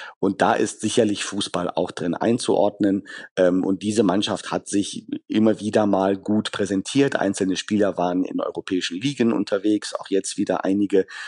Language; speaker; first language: German; early bilingual, other home language; Persian